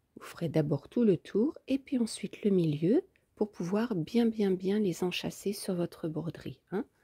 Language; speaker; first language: French; native; French